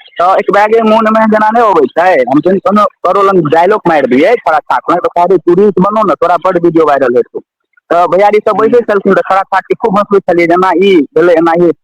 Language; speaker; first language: Maithili; native; Maithili